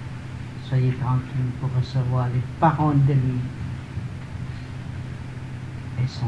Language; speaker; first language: French; non-native, learner; Vietnamese